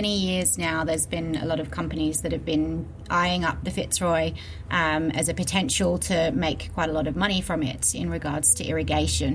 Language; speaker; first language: English; native; English